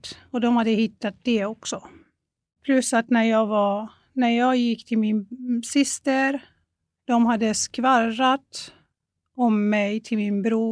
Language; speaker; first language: Swedish; non-native, fluent; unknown